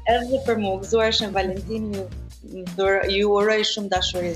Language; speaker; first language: Albanian; early bilingual, heritage; Albanian